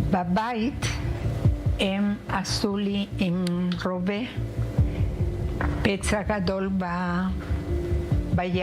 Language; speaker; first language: Hebrew; non-native, learner; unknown